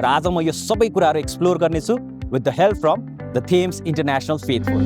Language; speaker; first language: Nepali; native; Nepali